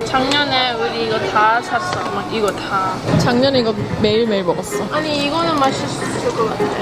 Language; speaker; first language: Korean; early bilingual, heritage; English